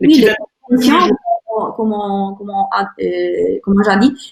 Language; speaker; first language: French; non-native, learner; Spanish